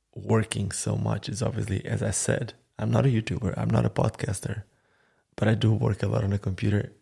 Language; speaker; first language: English; non-native, fluent; Croatian